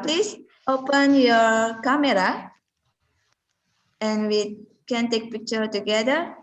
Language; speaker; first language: English; non-native, learner; Indonesian